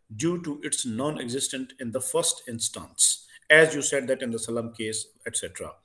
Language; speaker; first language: English; non-native, local second language; Urdu